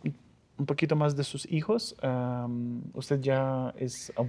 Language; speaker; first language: Spanish; non-native, fluent; Ukrainian